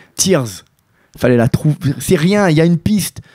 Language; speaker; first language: French; native; French